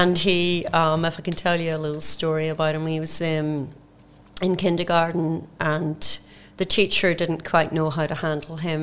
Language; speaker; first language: English; native; English